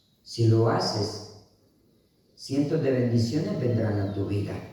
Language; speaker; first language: Spanish; native; Spanish